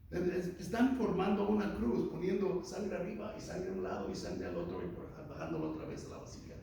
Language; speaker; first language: Spanish; native; Spanish